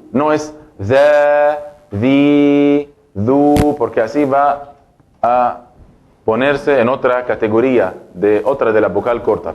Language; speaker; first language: Spanish; non-native, fluent; Arabic